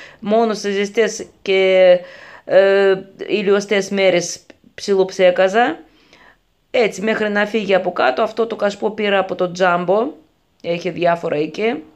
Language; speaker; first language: Greek; non-native, fluent; Russian